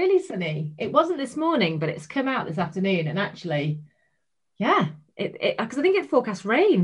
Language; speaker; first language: English; native; English